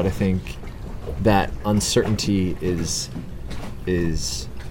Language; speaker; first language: English; native; English